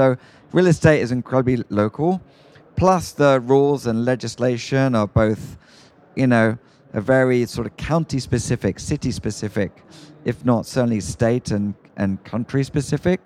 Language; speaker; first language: English; native; English